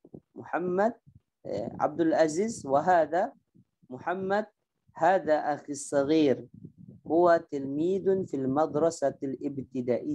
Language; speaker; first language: Arabic; non-native, fluent; Indonesian